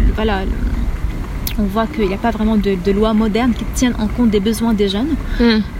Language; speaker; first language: French; non-native, local second language; Arabic